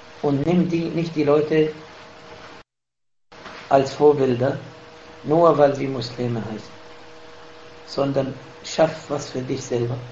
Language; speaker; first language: German; non-native, fluent; Arabic